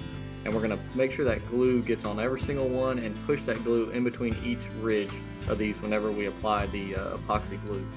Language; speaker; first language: English; native; English